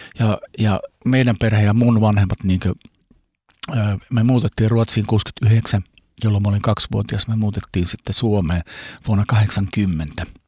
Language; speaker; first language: Finnish; early bilingual, heritage; Finnish